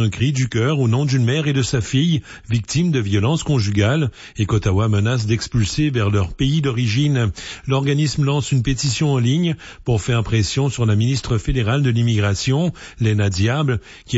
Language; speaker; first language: French; native; French